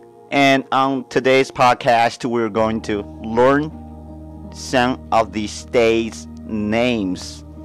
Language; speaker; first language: English; non-native, fluent; Chinese